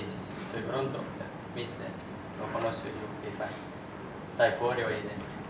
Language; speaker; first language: Italian; non-native, learner; Romanian